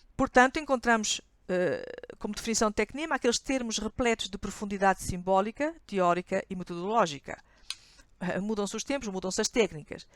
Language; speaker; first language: Portuguese; native; Portuguese